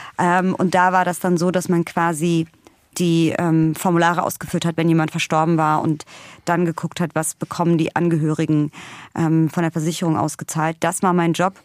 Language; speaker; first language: German; early bilingual, other home language; Russian